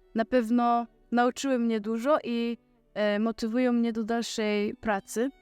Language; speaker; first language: Polish; native; Polish